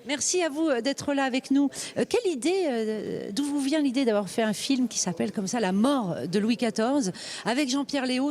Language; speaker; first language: French; native; French